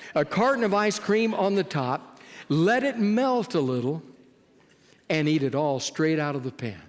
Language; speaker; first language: English; native; English